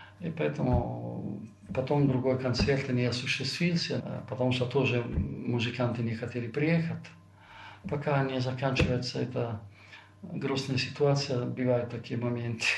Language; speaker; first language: Russian; non-native, fluent; Italian